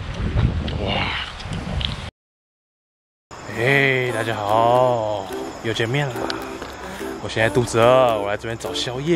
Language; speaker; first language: Chinese; native; Chinese